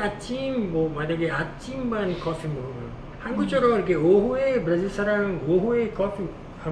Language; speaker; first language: Korean; non-native, learner; Portuguese